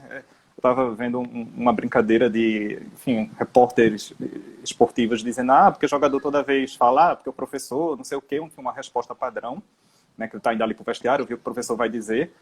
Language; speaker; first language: Portuguese; native; Portuguese